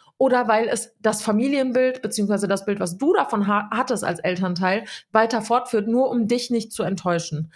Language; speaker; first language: German; early bilingual, other home language; Serbian